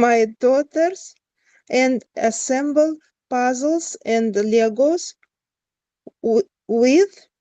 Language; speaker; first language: English; non-native, learner; Russian